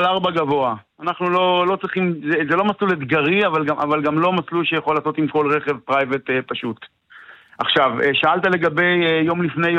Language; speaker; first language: Hebrew; native; Hebrew